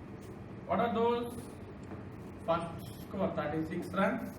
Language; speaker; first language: English; non-native, local second language; Telugu